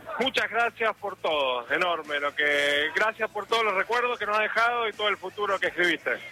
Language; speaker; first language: Spanish; native; Spanish